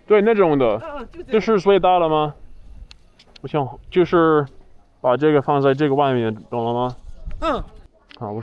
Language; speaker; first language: Chinese; non-native, fluent; English